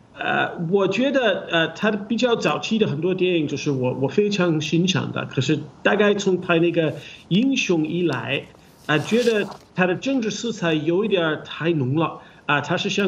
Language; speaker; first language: Chinese; non-native, fluent; English